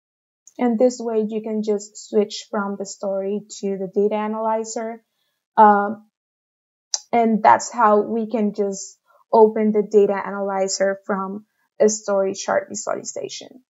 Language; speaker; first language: English; non-native, fluent; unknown